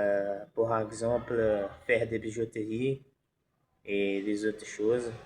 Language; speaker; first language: French; non-native, learner; Portuguese